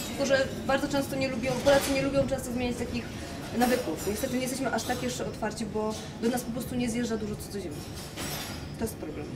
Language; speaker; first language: Polish; native; Polish